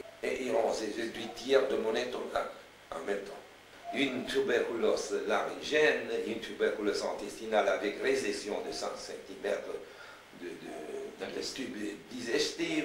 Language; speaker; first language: French; non-native, fluent; Romanian